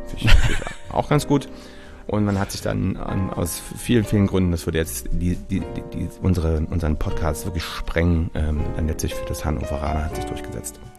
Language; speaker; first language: German; native; German